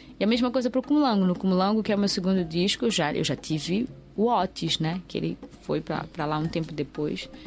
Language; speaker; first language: Portuguese; native; Portuguese